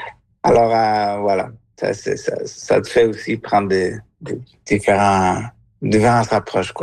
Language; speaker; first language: French; non-native, fluent; Spanish